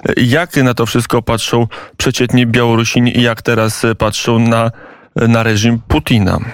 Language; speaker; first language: Polish; native; Polish